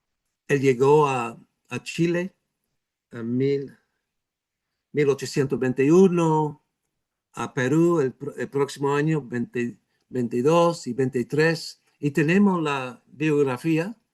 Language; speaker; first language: Spanish; non-native, fluent; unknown